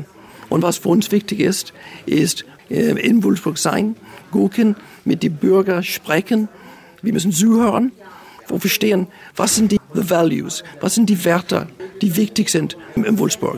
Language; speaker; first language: German; non-native, fluent; Danish